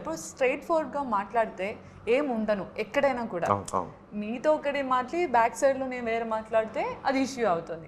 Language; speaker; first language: Telugu; non-native, learner; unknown